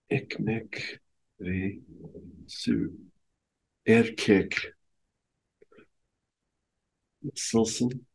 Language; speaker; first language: Turkish; non-native, learner; English